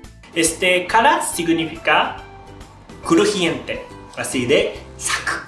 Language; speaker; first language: Spanish; non-native, learner; Japanese